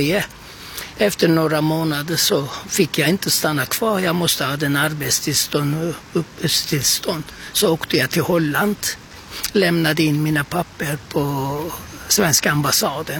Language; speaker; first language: Swedish; non-native, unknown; Turkish